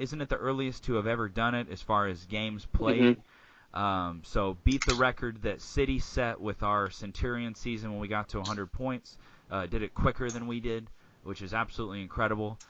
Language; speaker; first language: English; native; English